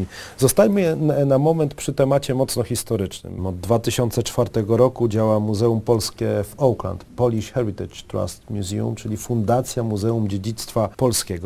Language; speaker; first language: Polish; native; Polish